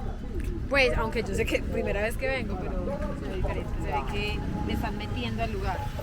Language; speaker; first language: Spanish; native; Spanish